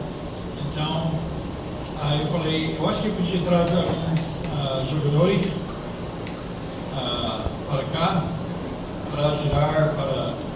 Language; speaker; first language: Portuguese; non-native, fluent; English